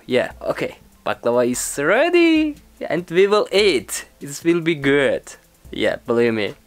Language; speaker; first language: English; non-native, learner; Turkish